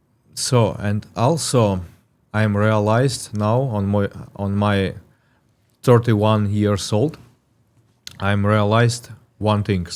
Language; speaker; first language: English; non-native, learner; Russian